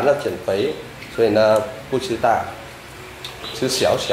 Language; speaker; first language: Chinese; non-native, fluent; Vietnamese